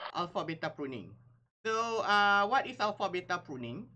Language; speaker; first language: English; non-native, local second language; Malay